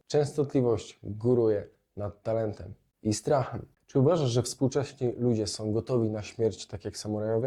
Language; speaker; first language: Polish; native; Polish